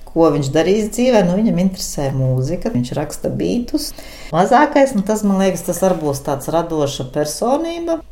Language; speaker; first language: Latvian; native; Latvian